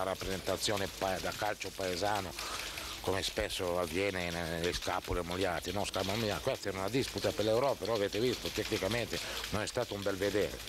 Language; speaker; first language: Italian; native; Italian